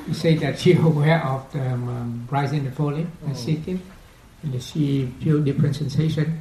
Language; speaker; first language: English; non-native, fluent; Vietnamese